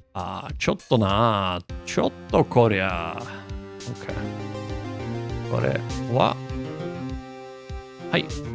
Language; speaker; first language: Japanese; non-native, learner; English